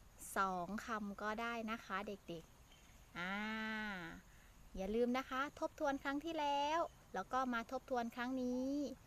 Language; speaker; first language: Thai; native; Thai